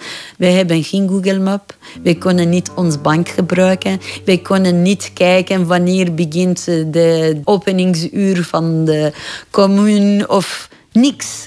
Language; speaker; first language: Dutch; non-native, fluent; Persian